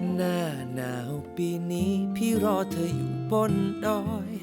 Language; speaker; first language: Thai; non-native, fluent; Portuguese